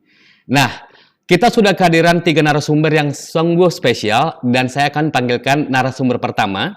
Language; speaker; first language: Indonesian; native; Indonesian